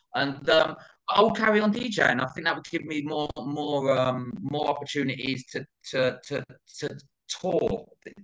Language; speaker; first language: English; native; English